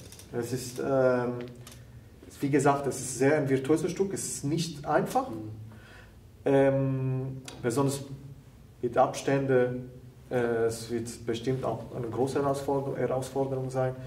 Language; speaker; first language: German; non-native, fluent; Italian